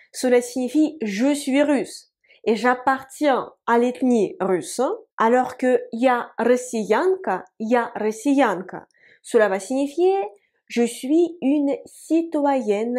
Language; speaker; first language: French; non-native, fluent; Russian